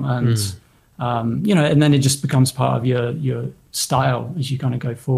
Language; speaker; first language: English; native; English